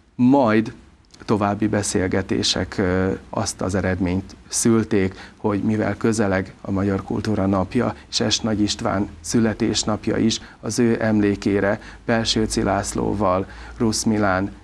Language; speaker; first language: Hungarian; non-native, local second language; Serbian